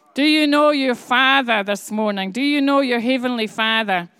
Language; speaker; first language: English; native; English